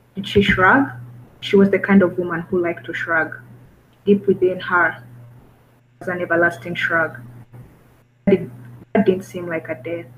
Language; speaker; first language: English; non-native, local second language; Kinyarwanda